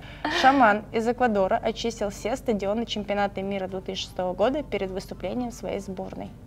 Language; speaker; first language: Russian; native; Russian